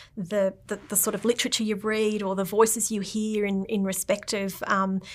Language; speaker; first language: English; native; English